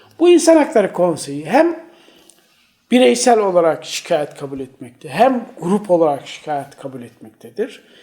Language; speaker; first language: Turkish; native; Turkish